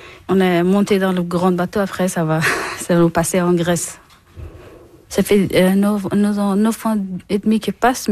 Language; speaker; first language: French; non-native, learner; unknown